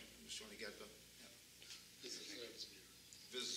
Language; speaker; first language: English; native; English